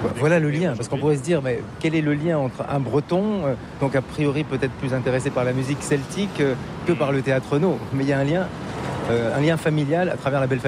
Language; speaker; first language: French; native; French